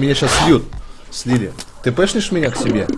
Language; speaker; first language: Russian; native; Russian